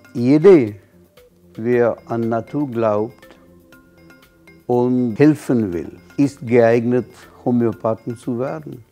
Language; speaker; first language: German; non-native, fluent; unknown